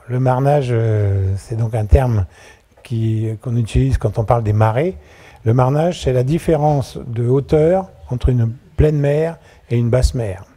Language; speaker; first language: French; native; French